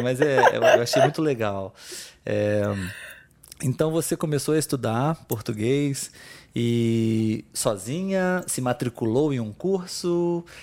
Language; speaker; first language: Portuguese; native; Portuguese